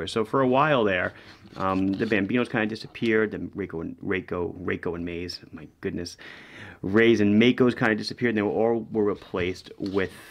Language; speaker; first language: English; native; English